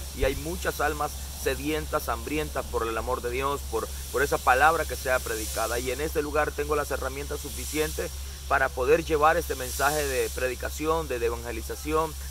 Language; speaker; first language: Spanish; native; Spanish